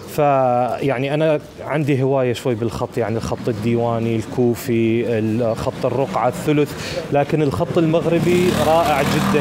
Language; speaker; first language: Arabic; native; Arabic